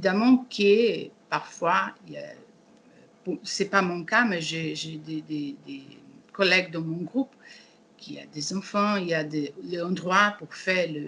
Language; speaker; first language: French; non-native, learner; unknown